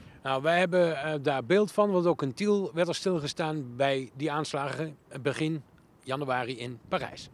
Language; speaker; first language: Dutch; native; Dutch